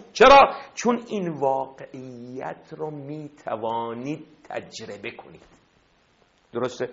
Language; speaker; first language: Persian; non-native, fluent; Arabic